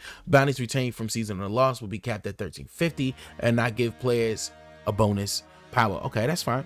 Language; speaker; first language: English; native; English